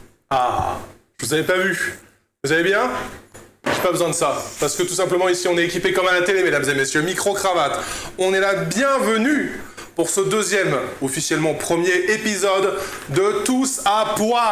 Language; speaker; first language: French; native; French